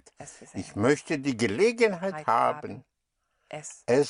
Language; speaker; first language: German; non-native, fluent; English